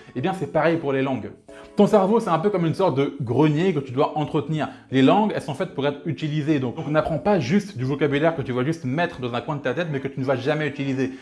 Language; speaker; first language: French; early bilingual, other home language; Lingala